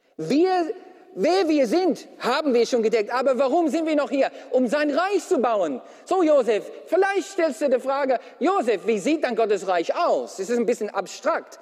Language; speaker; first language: German; non-native, fluent; English